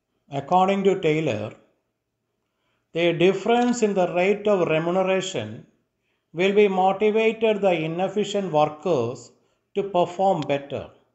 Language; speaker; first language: English; non-native, local second language; Malayalam